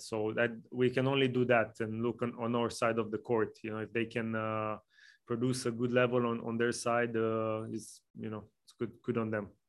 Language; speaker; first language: English; non-native, fluent; Romanian